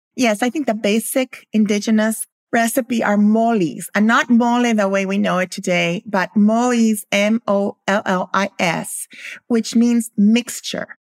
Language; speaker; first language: English; early bilingual, other home language; Spanish